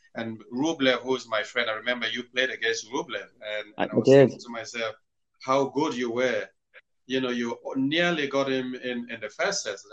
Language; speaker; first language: English; non-native, local second language; Krio